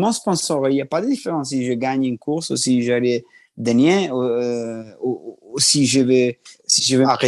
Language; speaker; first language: French; non-native, learner; Italian